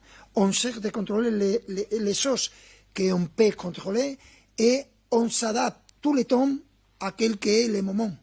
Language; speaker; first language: French; non-native, fluent; Spanish